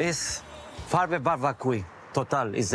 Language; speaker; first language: German; non-native, learner; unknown